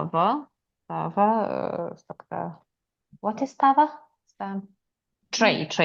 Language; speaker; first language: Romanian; non-native, learner; Russian